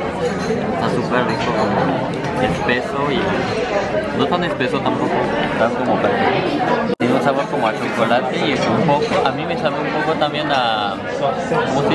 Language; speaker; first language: Spanish; non-native, fluent; French